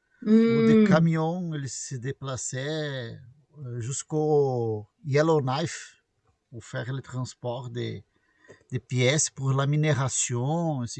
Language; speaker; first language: French; non-native, learner; Portuguese